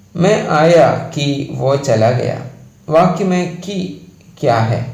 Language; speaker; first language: Hindi; non-native, local second language; Malayalam